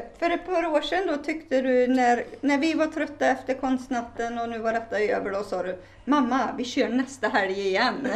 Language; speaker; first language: Swedish; native; Swedish